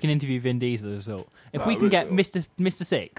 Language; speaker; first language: English; native; English